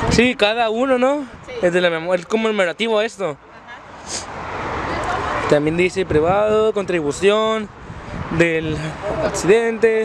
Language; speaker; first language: Spanish; native; Spanish